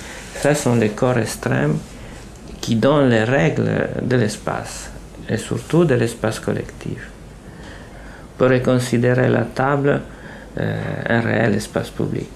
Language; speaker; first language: French; non-native, fluent; Italian